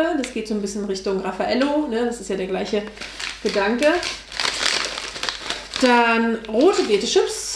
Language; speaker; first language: German; native; German